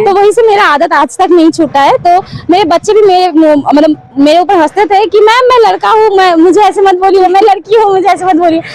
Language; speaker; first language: Hindi; non-native, local second language; Bangla